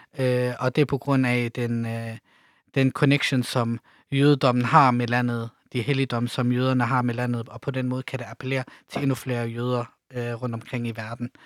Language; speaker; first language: Danish; early bilingual, other home language; Arabic